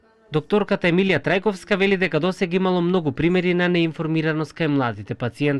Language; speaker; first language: Macedonian; native; Macedonian